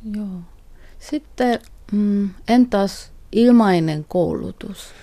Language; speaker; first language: Finnish; non-native, learner; Korean